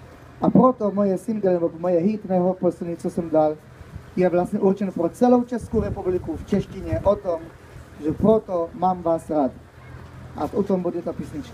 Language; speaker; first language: Czech; early bilingual, heritage; Czech